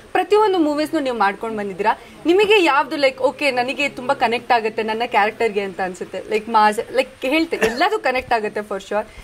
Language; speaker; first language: Kannada; native; Kannada